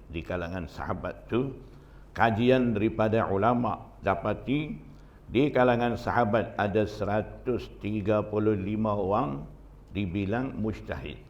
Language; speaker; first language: Malay; non-native, fluent; Burmese